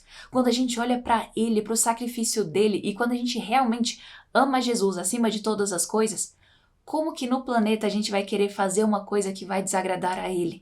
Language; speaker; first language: Portuguese; native; Portuguese